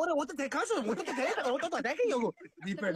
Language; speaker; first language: Russian; non-native, learner; Uzbek